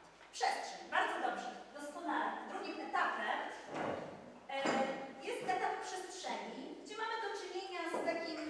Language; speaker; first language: Polish; native; Polish